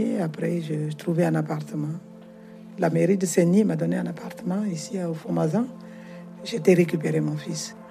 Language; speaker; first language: French; non-native, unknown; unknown